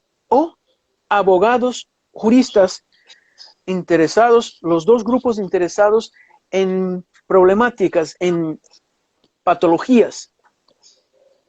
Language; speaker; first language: Spanish; non-native, fluent; Portuguese